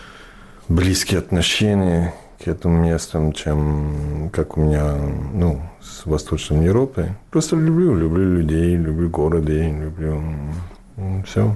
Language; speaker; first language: Russian; non-native, fluent; English